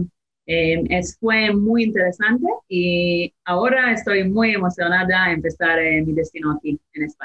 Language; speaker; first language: Spanish; non-native, fluent; Hebrew